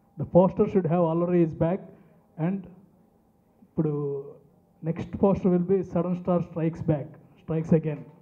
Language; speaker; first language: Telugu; native; Telugu